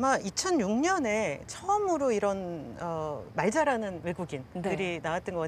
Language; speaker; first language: Korean; native; Korean